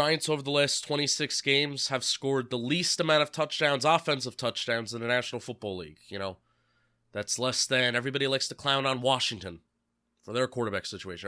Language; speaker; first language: English; native; English